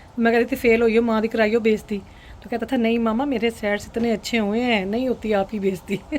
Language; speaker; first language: Urdu; non-native, local second language; Punjabi